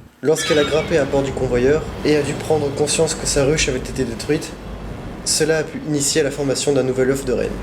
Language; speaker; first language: French; native; French